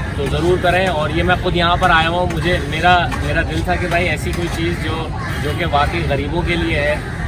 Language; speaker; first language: Urdu; native; Urdu